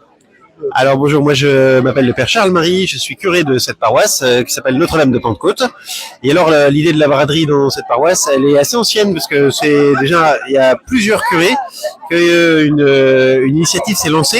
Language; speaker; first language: French; native; French